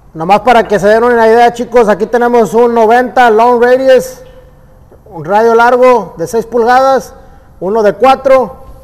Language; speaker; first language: Spanish; early bilingual, heritage; Spanish